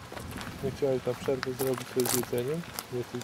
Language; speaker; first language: Polish; native; Polish